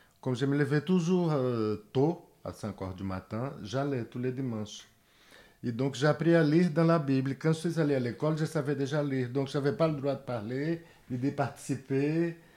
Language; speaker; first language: French; non-native, fluent; Portuguese